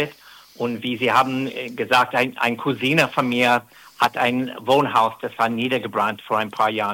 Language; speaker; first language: German; non-native, fluent; English